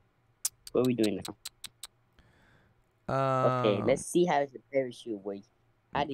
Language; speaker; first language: English; native; English